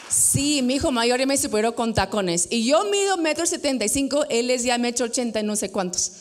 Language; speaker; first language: Spanish; non-native, fluent; English